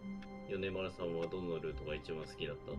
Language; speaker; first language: Japanese; native; Japanese